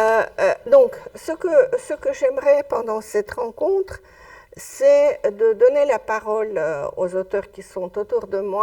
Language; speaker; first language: French; non-native, fluent; Russian